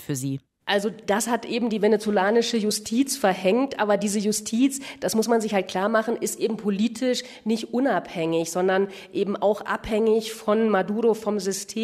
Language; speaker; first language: German; native; German